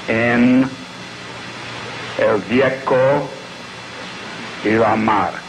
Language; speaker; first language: Spanish; non-native, learner; English